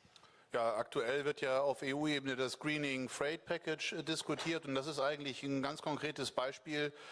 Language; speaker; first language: German; native; German